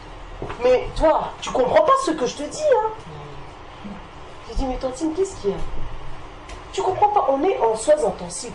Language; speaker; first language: French; native; French